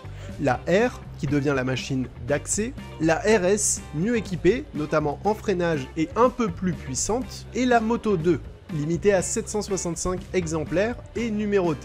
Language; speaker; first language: French; native; French